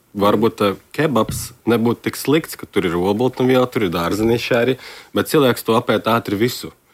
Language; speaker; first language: Latvian; non-native, local second language; Russian